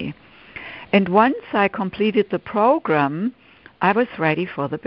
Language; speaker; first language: English; non-native, fluent; German